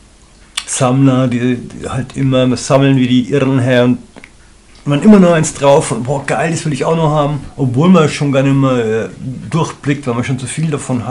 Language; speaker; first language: German; native; German